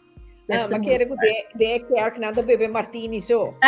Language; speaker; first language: Dutch; non-native, local second language; Papiamento